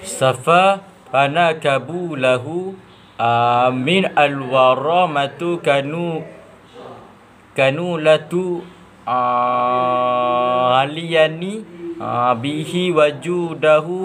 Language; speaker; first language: Arabic; non-native, learner; Malay